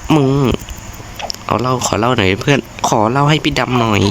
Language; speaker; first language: Thai; native; Thai